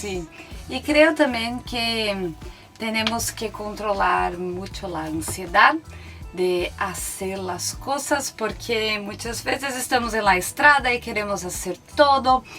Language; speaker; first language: Spanish; non-native, learner; Portuguese